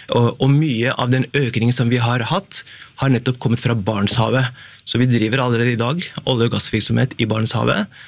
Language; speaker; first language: Norwegian; native; Norwegian